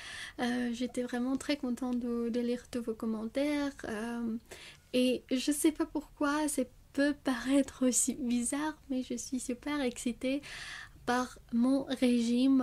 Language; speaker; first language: French; non-native, fluent; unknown